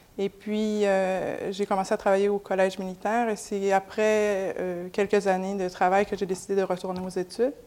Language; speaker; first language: French; native; French